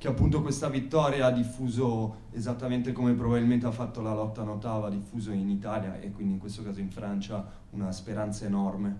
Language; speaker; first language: Italian; native; Italian